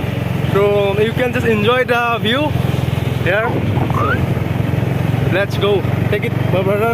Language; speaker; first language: English; non-native, local second language; Hindi